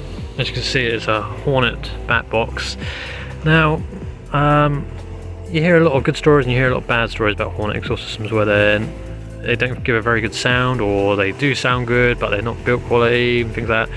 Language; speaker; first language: English; native; English